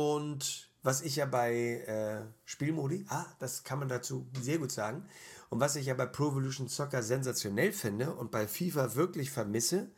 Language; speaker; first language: German; native; German